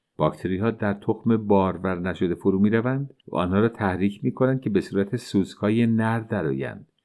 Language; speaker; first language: Persian; native; Persian